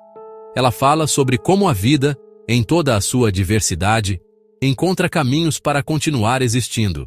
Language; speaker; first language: Portuguese; native; Portuguese